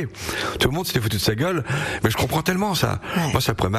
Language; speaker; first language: French; native; French